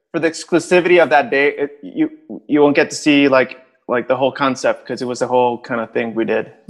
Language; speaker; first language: English; native; English